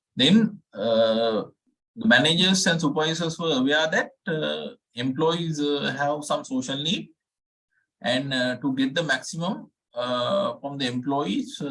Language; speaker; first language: English; non-native, local second language; Sinhala